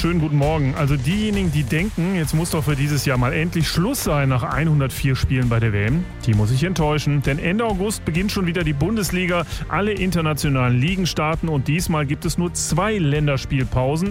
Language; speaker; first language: German; native; German